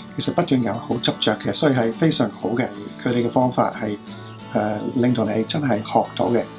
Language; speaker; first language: Cantonese; non-native, fluent; English